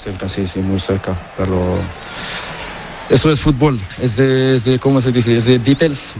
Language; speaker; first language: Spanish; non-native, learner; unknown